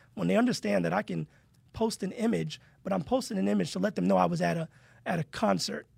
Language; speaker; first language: English; native; English